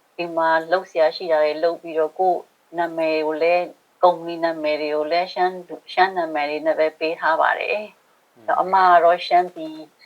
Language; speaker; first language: Burmese; non-native, local second language; Shan